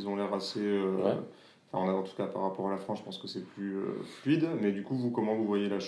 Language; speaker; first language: French; native; French